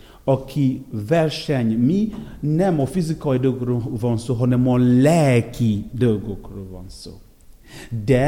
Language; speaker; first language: Hungarian; non-native, fluent; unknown